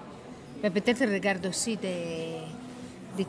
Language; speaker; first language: French; non-native, learner; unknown